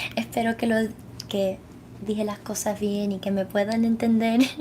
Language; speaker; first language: Spanish; early bilingual, other home language; English